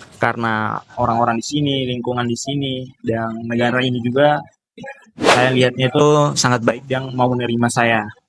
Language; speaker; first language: Indonesian; non-native, local second language; Tetum